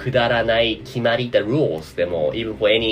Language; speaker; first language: Japanese; non-native, learner; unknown